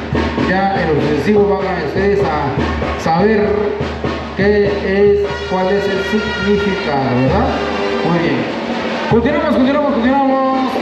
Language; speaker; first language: Spanish; native; Spanish